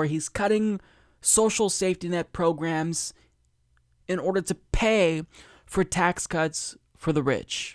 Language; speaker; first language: English; native; English